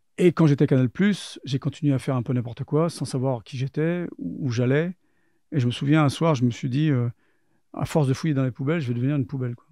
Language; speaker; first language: French; native; French